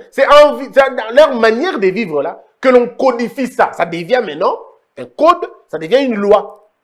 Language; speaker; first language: French; non-native, local second language; Lingala